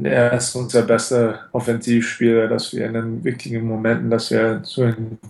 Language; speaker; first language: German; non-native, fluent; English